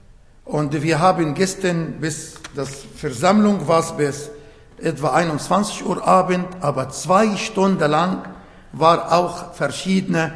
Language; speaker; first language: German; non-native, fluent; Arabic